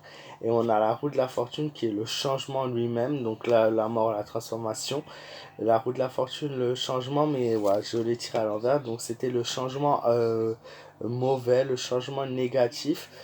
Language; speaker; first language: French; native; French